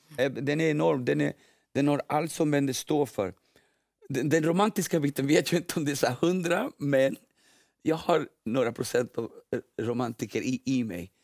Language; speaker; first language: Swedish; early bilingual, other home language; Spanish